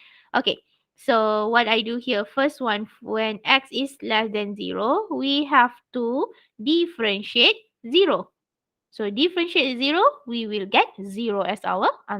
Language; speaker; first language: English; non-native, local second language; Malay